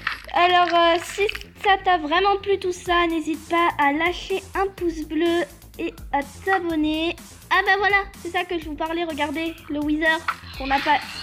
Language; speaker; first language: French; native; French